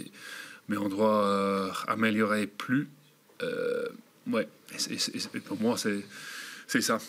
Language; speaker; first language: French; non-native, learner; English